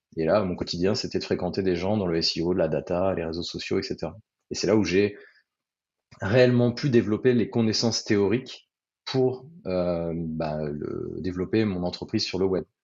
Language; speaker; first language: French; native; French